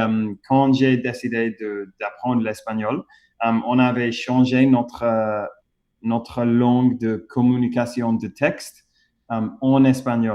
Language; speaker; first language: French; non-native, fluent; English